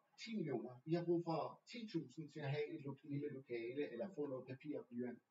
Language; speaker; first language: Danish; early bilingual, other home language; Urdu